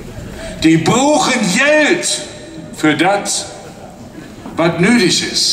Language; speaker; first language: German; native; German